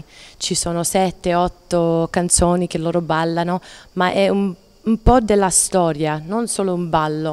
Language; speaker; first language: Italian; non-native, learner; English